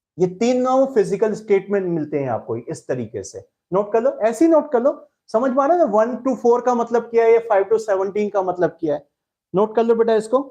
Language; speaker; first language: Hindi; native; Hindi